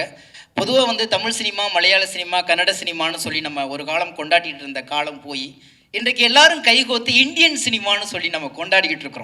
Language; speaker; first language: Tamil; native; Tamil